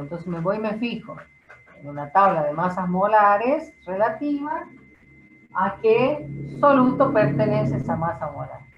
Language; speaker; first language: Spanish; native; Spanish